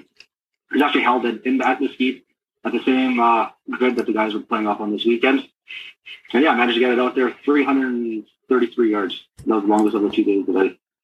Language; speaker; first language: English; native; English